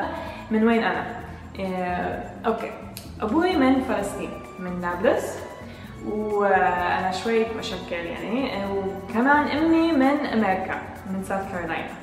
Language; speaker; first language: Arabic; non-native, learner; English